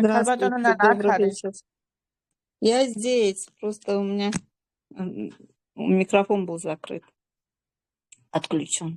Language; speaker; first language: Russian; non-native, local second language; Azerbaijani